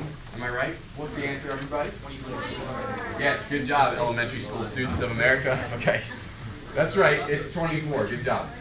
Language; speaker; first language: English; native; English